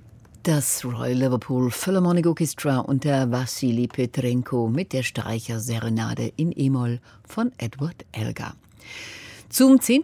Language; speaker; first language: German; native; German